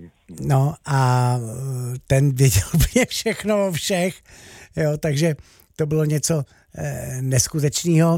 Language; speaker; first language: Czech; native; Czech